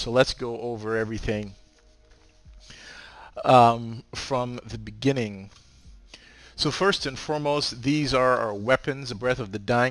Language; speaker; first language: English; native; English